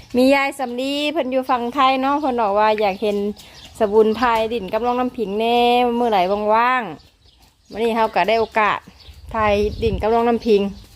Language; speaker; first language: Thai; native; Thai